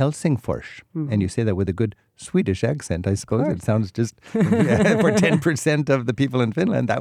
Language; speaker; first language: English; native; English